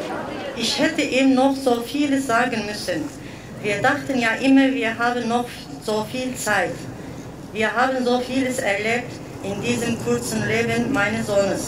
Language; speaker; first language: German; non-native, fluent; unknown